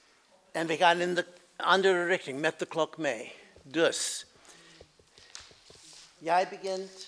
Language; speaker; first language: Dutch; non-native, fluent; English